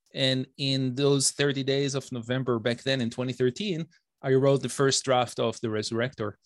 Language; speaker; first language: English; non-native, fluent; Hebrew